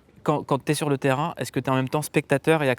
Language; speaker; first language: French; native; French